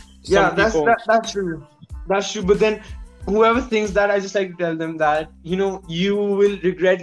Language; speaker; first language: English; non-native, local second language; Hindi